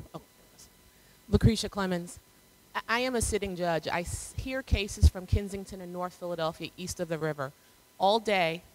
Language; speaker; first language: English; native; English